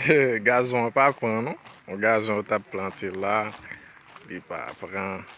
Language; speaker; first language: French; non-native, local second language; Haitian Creole